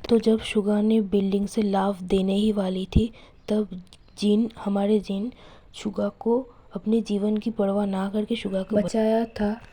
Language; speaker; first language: Hindi; non-native, local second language; Bangla